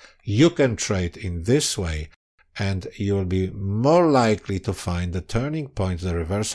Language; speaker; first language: English; non-native, fluent; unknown